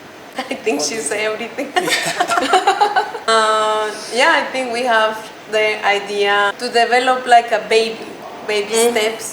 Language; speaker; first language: English; non-native, fluent; Spanish